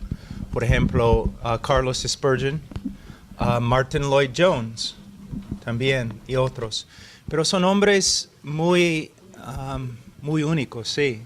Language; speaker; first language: Spanish; non-native, fluent; English